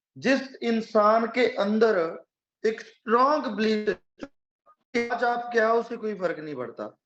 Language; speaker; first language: Hindi; non-native, local second language; Punjabi